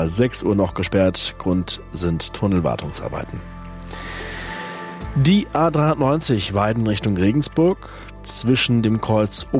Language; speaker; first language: German; native; German